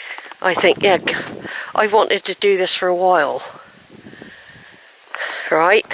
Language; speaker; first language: English; native; English